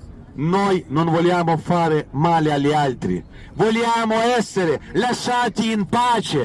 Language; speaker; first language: Italian; non-native, fluent; Ukrainian